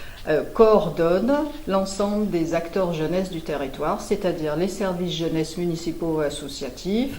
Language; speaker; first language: French; native; French